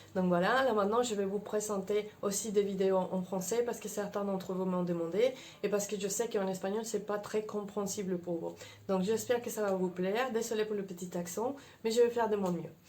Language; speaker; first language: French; non-native, fluent; Spanish